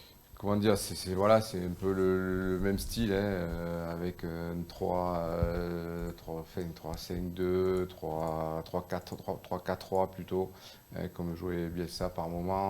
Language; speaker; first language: French; native; French